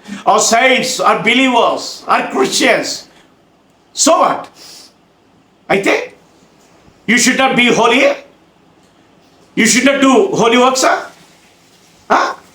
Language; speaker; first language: English; non-native, local second language; Telugu